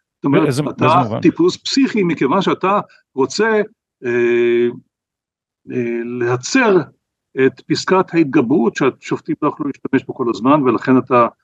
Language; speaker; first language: Hebrew; native; Hebrew